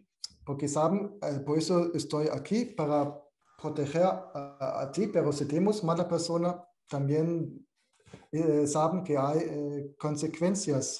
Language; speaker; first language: Spanish; non-native, fluent; German